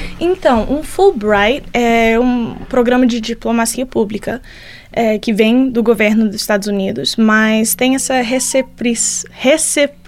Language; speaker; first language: Portuguese; early bilingual, heritage; Portuguese